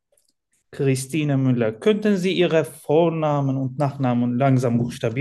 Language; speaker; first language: German; non-native, learner; Turkish